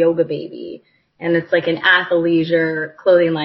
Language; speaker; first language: English; native; English